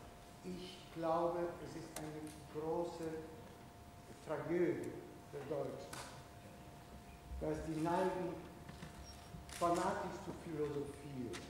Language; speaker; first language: German; non-native, fluent; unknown